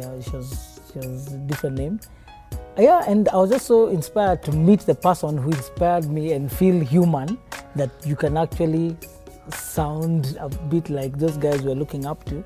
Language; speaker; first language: English; non-native, local second language; Kikuyu